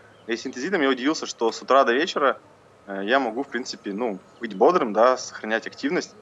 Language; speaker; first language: Russian; native; Russian